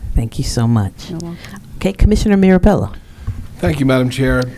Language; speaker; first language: English; native; English